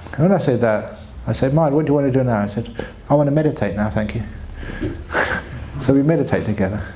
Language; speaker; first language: English; native; English